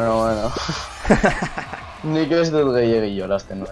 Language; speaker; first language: Basque; non-native, local second language; Spanish